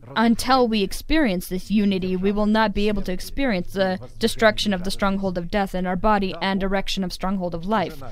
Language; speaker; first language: English; non-native, fluent; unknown